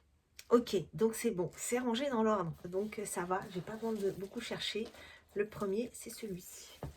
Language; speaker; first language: French; native; French